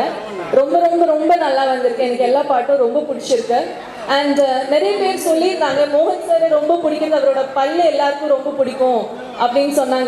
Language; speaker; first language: Tamil; non-native, fluent; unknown